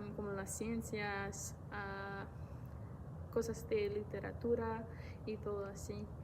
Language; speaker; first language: Spanish; non-native, fluent; English